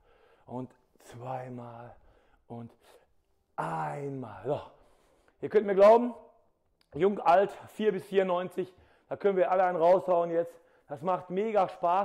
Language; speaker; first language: German; native; German